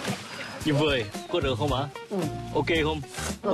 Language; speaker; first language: Vietnamese; non-native, learner; Korean